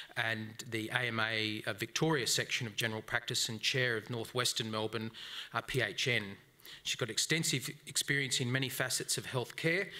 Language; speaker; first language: English; native; English